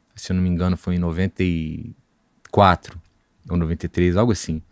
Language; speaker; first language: Portuguese; native; Portuguese